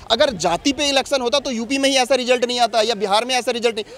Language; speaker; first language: Hindi; native; Hindi